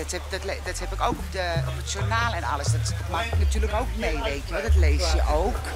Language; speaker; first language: Dutch; native; Dutch